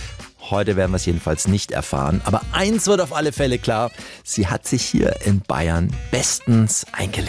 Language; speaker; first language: German; native; German